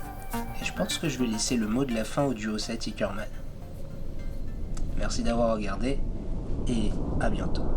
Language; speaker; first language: French; native; French